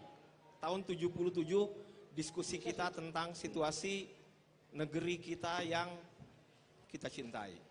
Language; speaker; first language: Indonesian; non-native, local second language; Sundanese